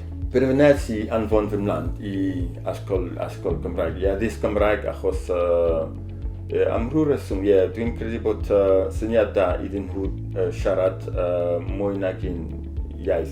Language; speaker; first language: Welsh; non-native, fluent; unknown